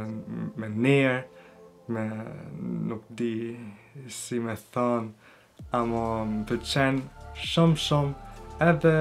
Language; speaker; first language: Albanian; early bilingual, heritage; Albanian